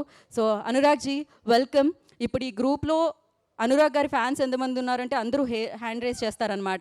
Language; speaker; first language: Telugu; native; Telugu